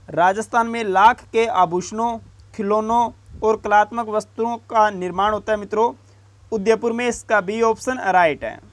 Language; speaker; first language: Hindi; native; Hindi